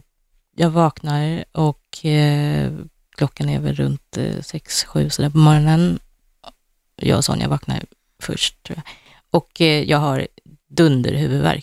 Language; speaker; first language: Swedish; native; Swedish